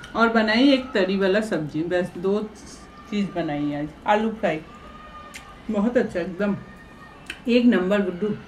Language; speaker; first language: Hindi; non-native, local second language; Bangla